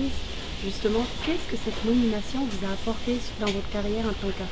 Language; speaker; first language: French; native; French